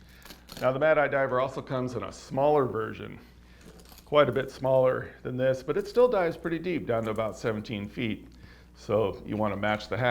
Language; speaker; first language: English; native; English